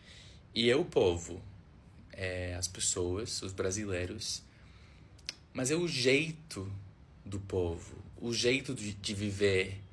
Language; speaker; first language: Portuguese; non-native, fluent; English